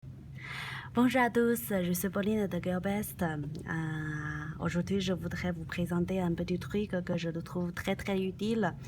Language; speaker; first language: French; non-native, learner; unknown